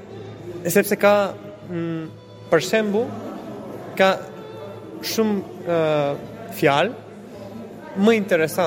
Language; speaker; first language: Albanian; non-native, learner; Bulgarian